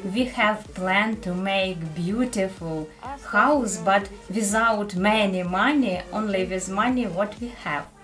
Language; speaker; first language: English; non-native, fluent; Ukrainian